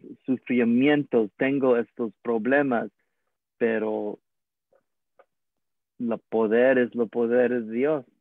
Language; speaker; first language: Spanish; non-native, learner; English